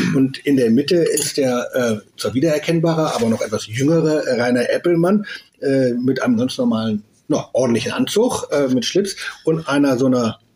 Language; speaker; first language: German; native; German